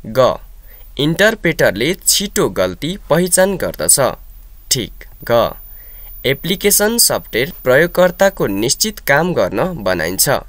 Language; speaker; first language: Nepali; native; Nepali